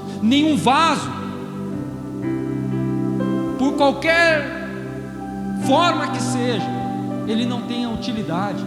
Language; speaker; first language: Portuguese; native; Portuguese